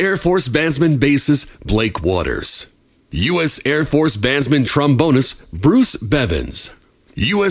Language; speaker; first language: English; native; English